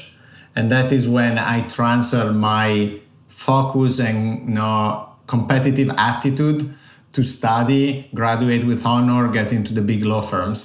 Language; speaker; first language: English; non-native, fluent; Italian